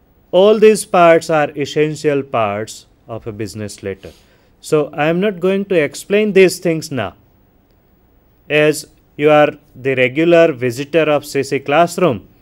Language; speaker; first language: English; non-native, local second language; Gujarati